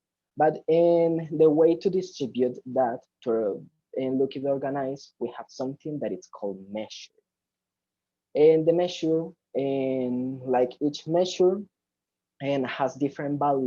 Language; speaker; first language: English; non-native, fluent; Spanish